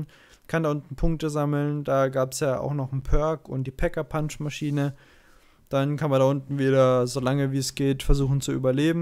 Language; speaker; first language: German; native; German